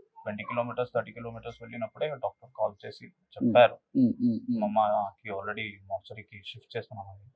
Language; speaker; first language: Telugu; non-native, local second language; Kannada